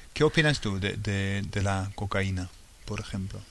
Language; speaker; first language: Spanish; non-native, fluent; English